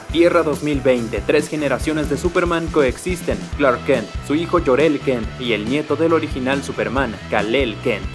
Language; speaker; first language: Spanish; native; Spanish